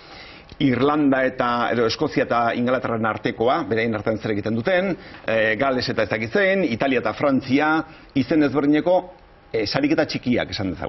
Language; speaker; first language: Basque; native; Basque